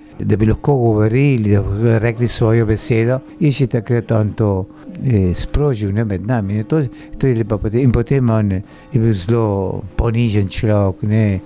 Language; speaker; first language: Slovenian; early bilingual, heritage; Slovenian